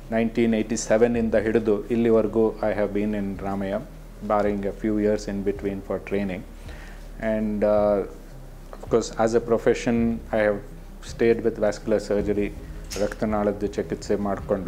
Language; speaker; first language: Kannada; native; Kannada